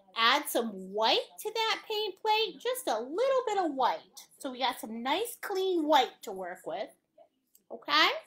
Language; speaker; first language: English; native; English